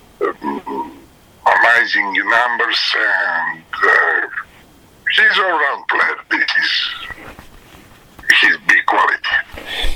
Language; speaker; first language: English; non-native, learner; Serbian